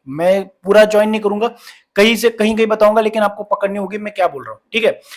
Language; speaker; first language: Hindi; non-native, local second language; Marathi